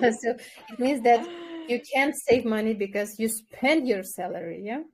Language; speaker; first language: English; non-native, fluent; Kyrgyz